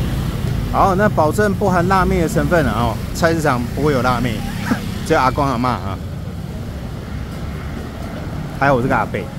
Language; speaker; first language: Chinese; native; Chinese